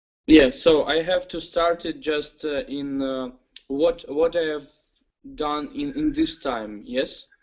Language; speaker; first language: English; non-native, learner; Ukrainian